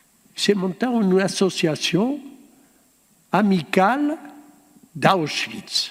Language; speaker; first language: Spanish; early bilingual, heritage; Spanish